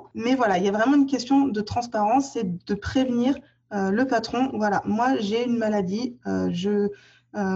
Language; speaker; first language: French; native; French